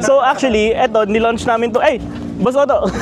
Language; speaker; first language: Filipino; native; Filipino